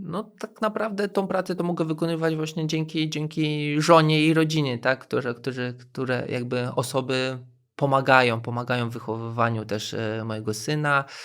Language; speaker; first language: Polish; native; Polish